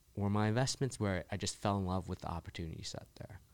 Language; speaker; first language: English; early bilingual, other home language; Chinese